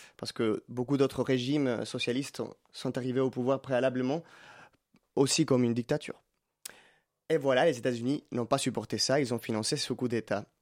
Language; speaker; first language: French; non-native, fluent; Spanish